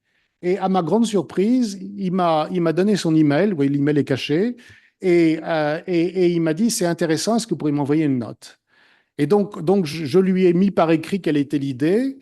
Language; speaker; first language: French; native; French